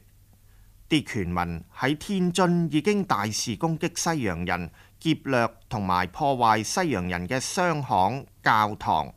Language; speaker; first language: Chinese; non-native, local second language; Cantonese